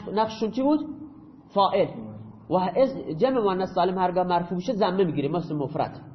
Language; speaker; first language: Persian; non-native, local second language; Baluchi